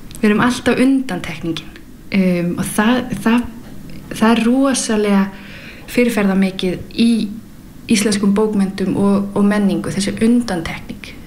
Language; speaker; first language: Icelandic; early bilingual, heritage; Icelandic